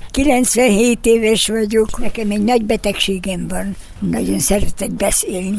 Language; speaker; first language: Hungarian; native; Hungarian